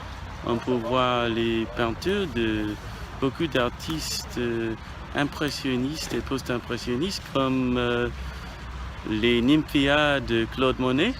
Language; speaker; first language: French; non-native, fluent; English